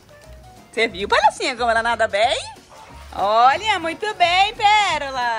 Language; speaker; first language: Portuguese; native; Portuguese